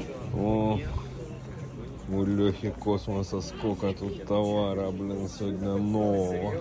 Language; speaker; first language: Russian; native; Russian